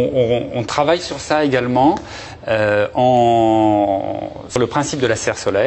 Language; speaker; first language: French; native; French